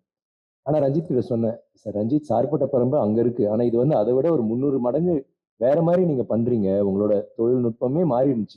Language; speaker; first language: Tamil; native; Tamil